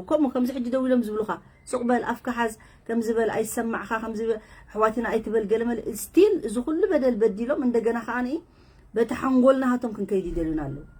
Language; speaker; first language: Tigrinya; native; Tigrinya